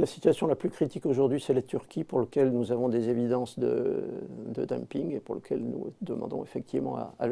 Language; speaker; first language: French; native; French